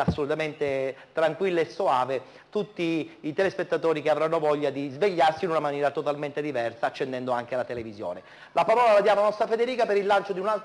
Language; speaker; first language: Italian; native; Italian